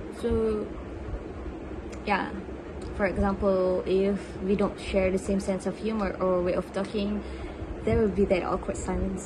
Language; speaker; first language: English; non-native, local second language; Malay